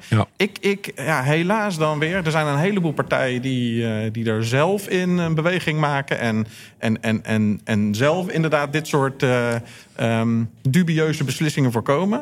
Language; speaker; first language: Dutch; native; Dutch